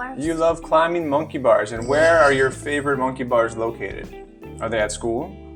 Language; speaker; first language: English; native; English